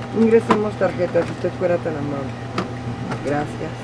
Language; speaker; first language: Spanish; native; Spanish